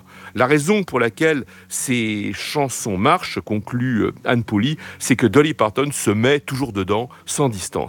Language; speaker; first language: French; native; French